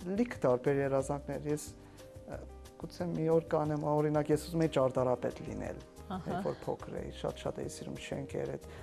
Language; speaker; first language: Armenian; early bilingual, heritage; Armenian